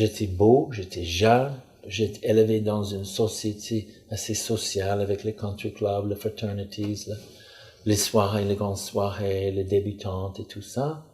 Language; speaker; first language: French; non-native, fluent; English